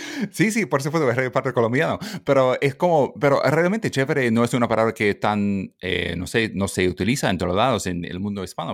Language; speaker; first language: Spanish; non-native, fluent; English